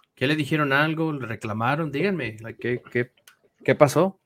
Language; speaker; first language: Spanish; early bilingual, heritage; Spanish